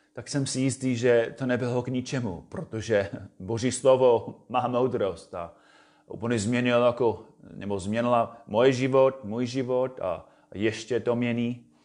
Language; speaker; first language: Czech; non-native, fluent; English